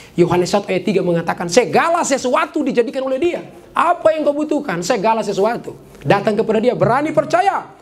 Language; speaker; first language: Indonesian; native; Indonesian